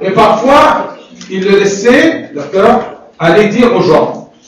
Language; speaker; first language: French; non-native, fluent; Arabic